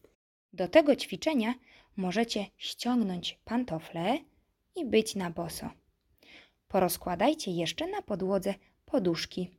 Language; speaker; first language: Polish; native; Polish